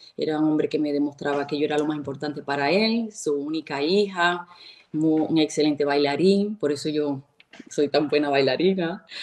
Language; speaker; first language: Spanish; native; Spanish